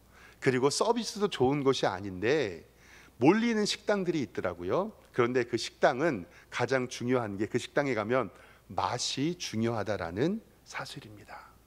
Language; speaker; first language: Korean; native; Korean